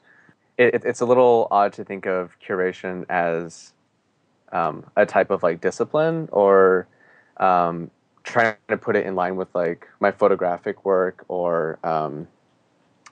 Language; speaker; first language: English; native; English